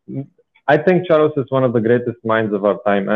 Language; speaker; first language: English; non-native, fluent; Bulgarian